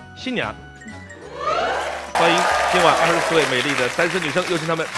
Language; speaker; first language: Chinese; native; Chinese